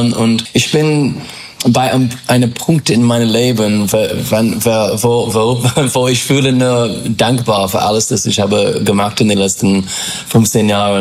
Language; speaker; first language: German; non-native, learner; English